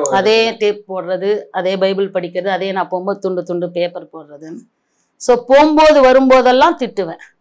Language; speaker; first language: Tamil; non-native, local second language; Marathi